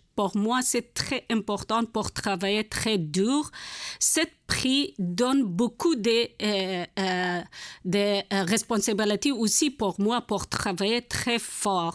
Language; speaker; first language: French; non-native, learner; Persian